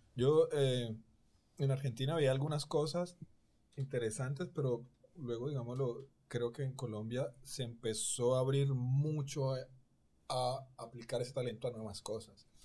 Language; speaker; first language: Spanish; native; Spanish